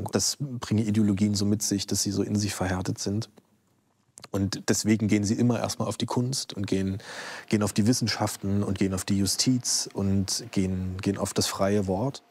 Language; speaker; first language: German; native; German